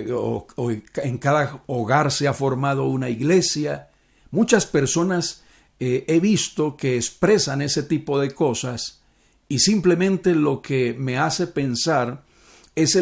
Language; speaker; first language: Spanish; native; Spanish